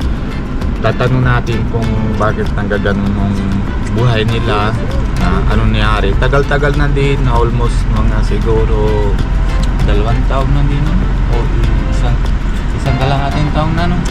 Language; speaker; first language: Filipino; non-native, learner; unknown